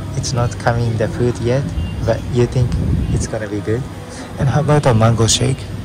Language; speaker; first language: English; non-native, learner; Japanese